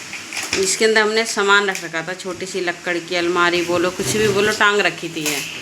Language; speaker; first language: Hindi; native; Hindi